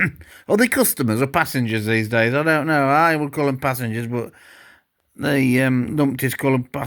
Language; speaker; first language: English; native; English